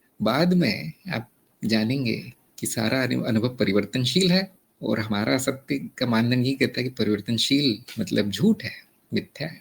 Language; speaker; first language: Hindi; native; Hindi